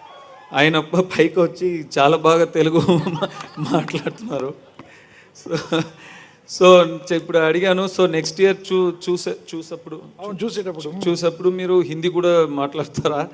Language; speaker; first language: Telugu; non-native, learner; Tamil